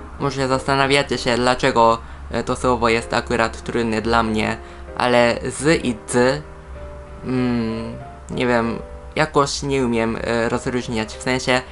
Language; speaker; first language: Polish; non-native, fluent; Japanese